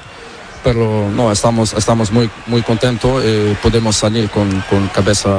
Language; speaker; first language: Spanish; non-native, learner; Portuguese